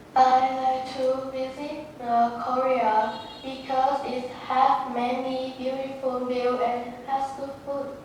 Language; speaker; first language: English; non-native, learner; Vietnamese